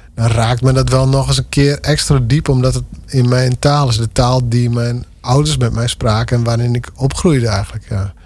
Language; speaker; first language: Dutch; non-native, local second language; Western Frisian